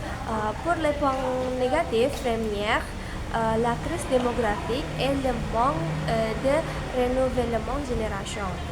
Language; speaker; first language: French; non-native, learner; Indonesian